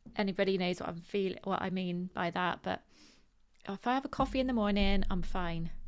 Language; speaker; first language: English; native; English